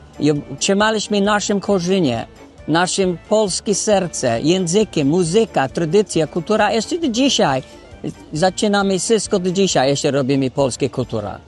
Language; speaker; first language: Polish; early bilingual, heritage; English